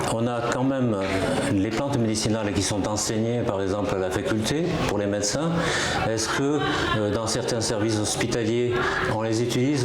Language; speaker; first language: French; native; French